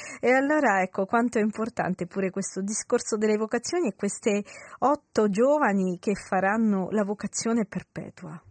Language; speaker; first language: Italian; native; Italian